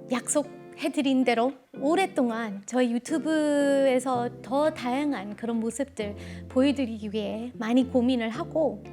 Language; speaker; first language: Korean; early bilingual, heritage; Korean